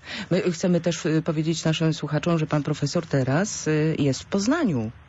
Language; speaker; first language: Polish; native; Polish